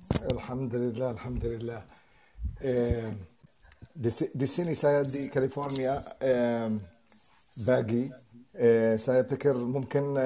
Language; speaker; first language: Indonesian; non-native, learner; Arabic